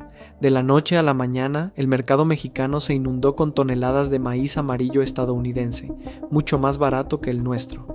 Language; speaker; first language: Spanish; native; Spanish